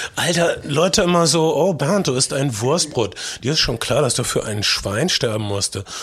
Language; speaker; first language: German; native; German